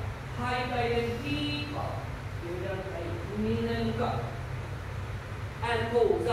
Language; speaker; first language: Vietnamese; non-native, learner; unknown